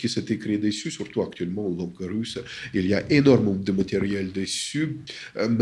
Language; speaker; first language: French; non-native, fluent; Russian